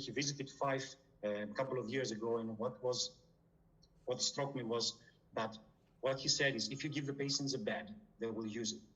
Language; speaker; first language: English; non-native, fluent; Greek